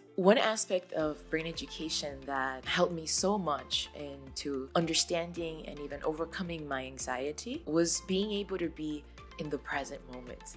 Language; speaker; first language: English; native; English